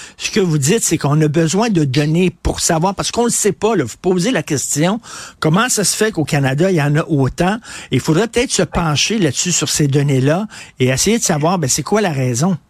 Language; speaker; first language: French; native; French